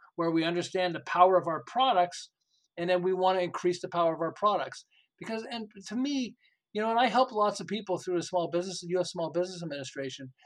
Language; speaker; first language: English; native; English